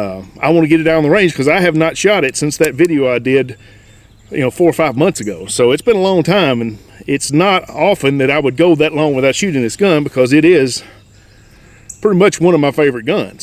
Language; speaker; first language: English; native; English